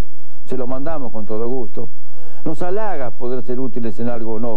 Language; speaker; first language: Spanish; native; Spanish